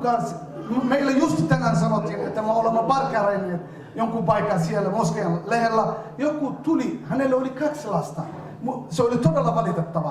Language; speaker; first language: Finnish; non-native, fluent; Somali